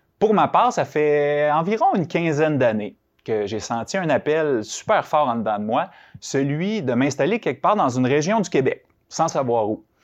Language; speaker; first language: French; native; French